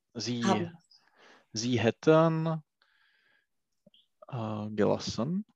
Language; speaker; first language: German; non-native, learner; Czech